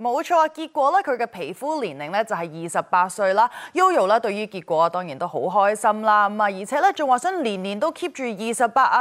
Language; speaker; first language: Chinese; native; Chinese